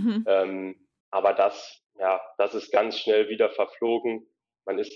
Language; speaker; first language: German; native; German